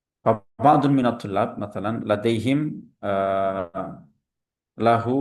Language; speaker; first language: Arabic; non-native, fluent; Indonesian